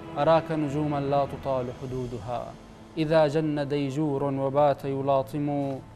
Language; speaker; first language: Arabic; native; Arabic